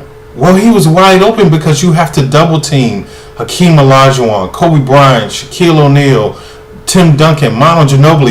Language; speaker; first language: English; native; English